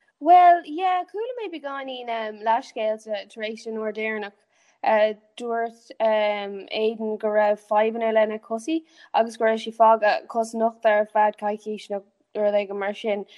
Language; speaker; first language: Irish; non-native, local second language; English